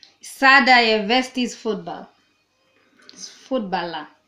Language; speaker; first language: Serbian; non-native, learner; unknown